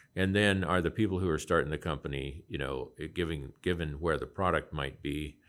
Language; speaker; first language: English; native; English